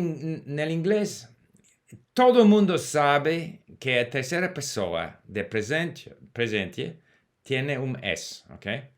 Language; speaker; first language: Portuguese; non-native, learner; English